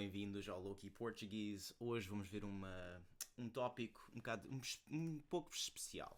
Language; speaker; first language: Portuguese; non-native, fluent; English